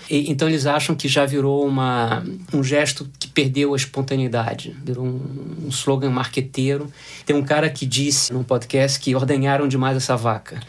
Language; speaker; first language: Portuguese; native; Portuguese